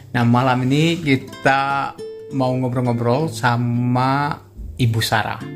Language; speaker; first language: Indonesian; native; Indonesian